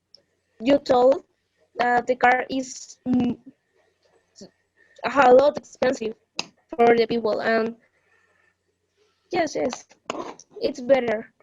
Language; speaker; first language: English; non-native, learner; Spanish